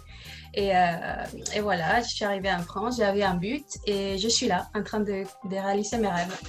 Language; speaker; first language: French; non-native, learner; Spanish